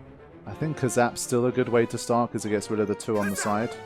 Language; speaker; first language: English; native; English